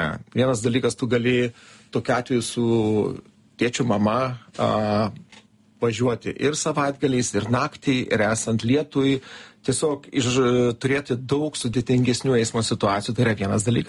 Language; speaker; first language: Lithuanian; native; Lithuanian